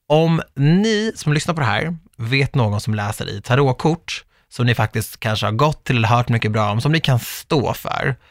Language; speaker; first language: Swedish; native; Swedish